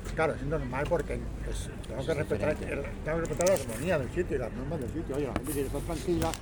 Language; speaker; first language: Spanish; native; Spanish